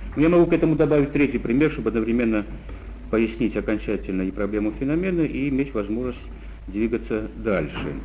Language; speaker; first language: Russian; non-native, local second language; Georgian